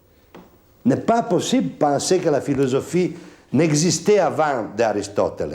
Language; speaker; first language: French; non-native, fluent; Italian